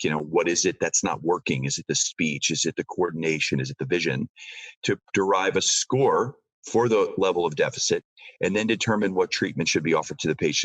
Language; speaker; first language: English; native; English